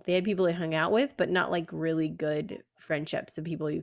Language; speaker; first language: English; native; English